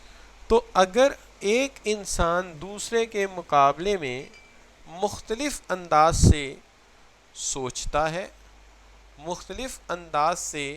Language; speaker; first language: Urdu; native; Urdu